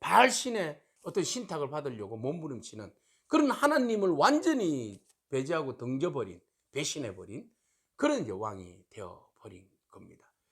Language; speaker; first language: Korean; native; Korean